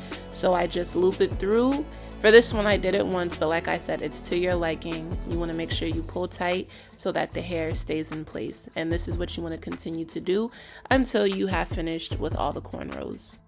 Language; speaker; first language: English; native; English